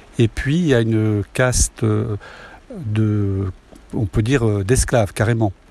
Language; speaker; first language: French; native; French